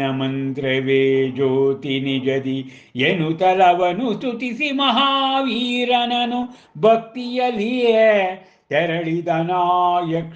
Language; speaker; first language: Kannada; native; Kannada